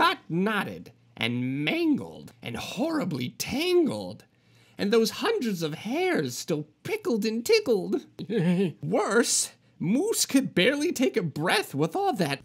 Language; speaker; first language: English; native; English